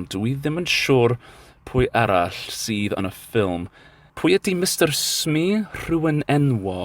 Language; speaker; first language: Welsh; non-native, learner; English